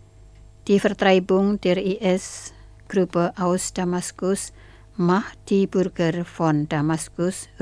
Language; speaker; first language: German; non-native, fluent; Indonesian